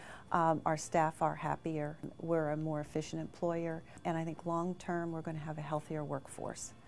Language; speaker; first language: English; native; English